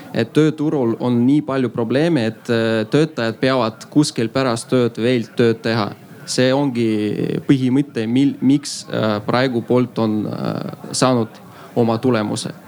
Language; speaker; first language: Estonian; non-native, local second language; Russian